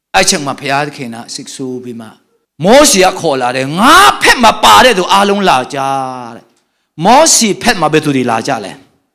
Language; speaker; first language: Burmese; non-native, local second language; Tedim Chin